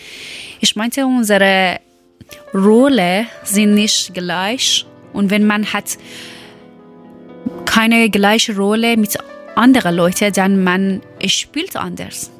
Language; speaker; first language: German; non-native, learner; Persian